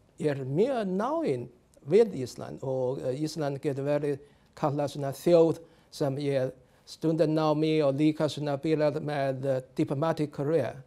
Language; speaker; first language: Icelandic; non-native, learner; Chinese